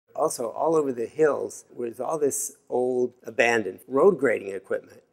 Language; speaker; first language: English; native; English